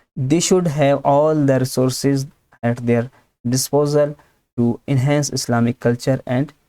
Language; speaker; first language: English; non-native, local second language; Urdu